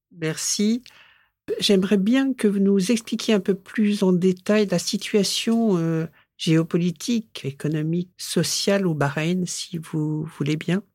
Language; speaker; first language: French; native; French